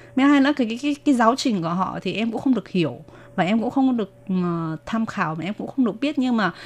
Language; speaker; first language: Vietnamese; native; Vietnamese